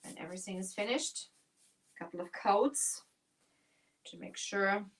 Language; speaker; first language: English; non-native, fluent; German